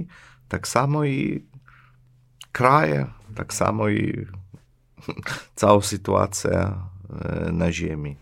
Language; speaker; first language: Polish; non-native, fluent; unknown